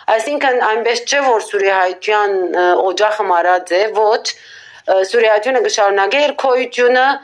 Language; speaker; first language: Armenian; native; Armenian